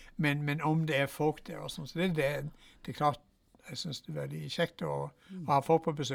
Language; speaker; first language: Norwegian; non-native, fluent; English